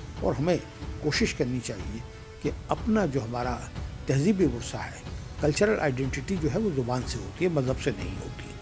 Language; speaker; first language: Urdu; native; Urdu